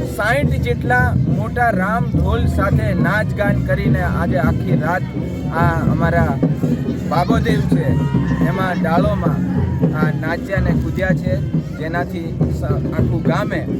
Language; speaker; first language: Gujarati; non-native, local second language; Rathawi